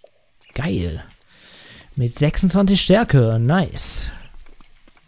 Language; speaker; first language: German; native; German